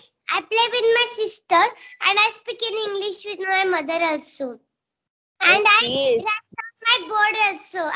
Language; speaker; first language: English; non-native, local second language; Marathi